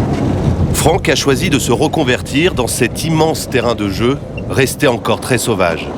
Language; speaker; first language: French; native; French